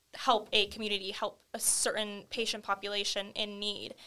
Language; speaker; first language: English; native; English